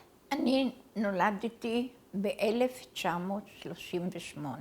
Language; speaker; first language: Hebrew; early bilingual, other home language; Arabic